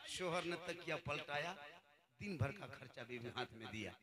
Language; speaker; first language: Hindi; native; Hindi